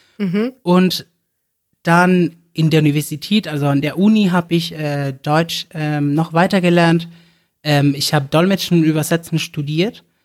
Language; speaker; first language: German; non-native, fluent; Spanish